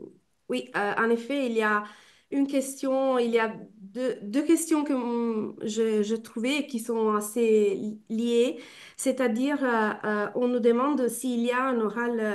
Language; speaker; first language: French; non-native, fluent; Italian